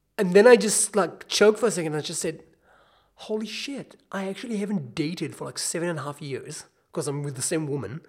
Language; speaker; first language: English; non-native, fluent; Hebrew